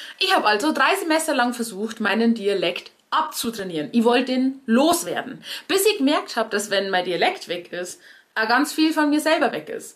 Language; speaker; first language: German; native; German